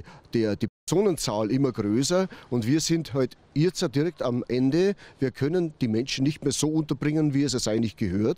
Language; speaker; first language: German; native; German